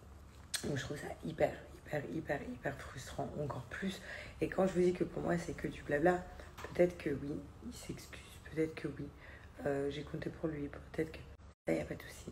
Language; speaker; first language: French; native; French